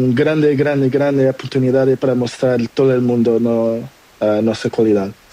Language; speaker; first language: Spanish; non-native, learner; Portuguese